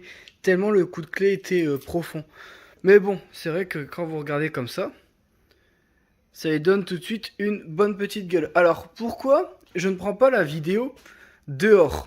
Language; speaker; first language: French; native; French